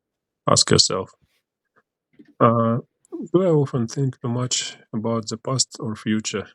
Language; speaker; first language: English; non-native, learner; Ukrainian